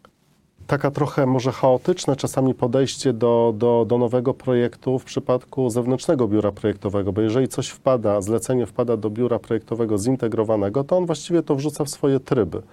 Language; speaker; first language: Polish; native; Polish